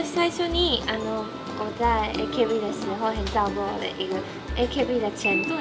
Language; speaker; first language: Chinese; non-native, fluent; Japanese